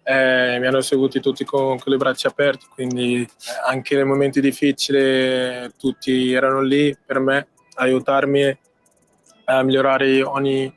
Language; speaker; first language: Italian; non-native, fluent; Portuguese